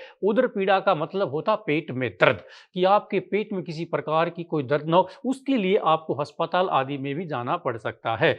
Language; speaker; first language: Hindi; native; Hindi